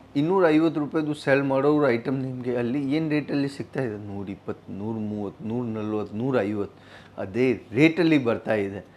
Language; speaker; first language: Kannada; non-native, fluent; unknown